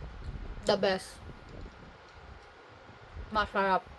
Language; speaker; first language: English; non-native, local second language; Filipino